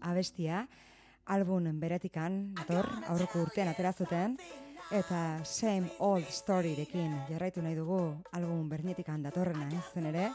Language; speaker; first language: Basque; native; Basque